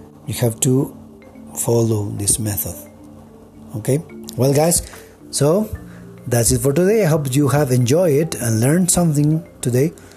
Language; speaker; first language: English; non-native, fluent; Spanish